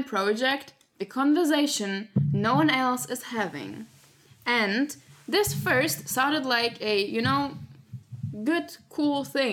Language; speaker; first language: English; non-native, fluent; Slovak